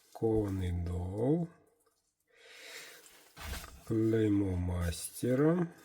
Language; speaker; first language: Russian; non-native, local second language; Yakut